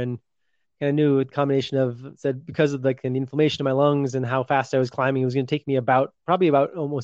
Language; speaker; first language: English; native; English